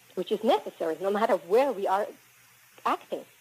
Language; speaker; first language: English; early bilingual, other home language; Spanish